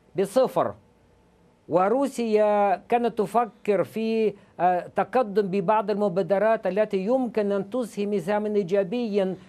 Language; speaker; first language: Arabic; non-native, fluent; Russian